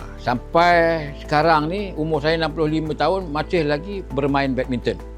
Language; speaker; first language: Malay; native; Malay